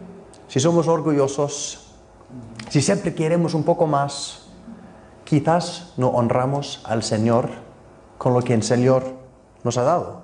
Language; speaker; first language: Spanish; non-native, fluent; Icelandic